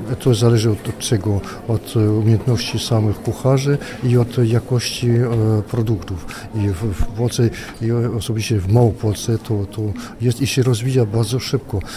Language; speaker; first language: Polish; non-native, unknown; French